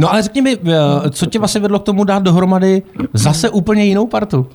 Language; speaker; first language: Czech; native; Czech